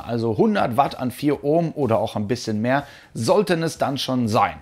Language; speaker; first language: German; native; German